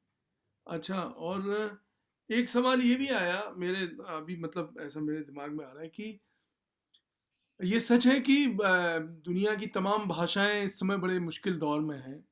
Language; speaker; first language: Hindi; native; Hindi